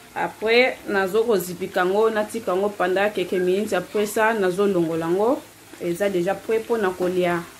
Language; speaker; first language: French; non-native, local second language; Lingala